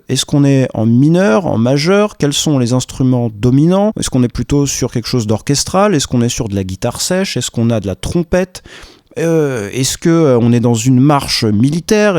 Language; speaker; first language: French; native; French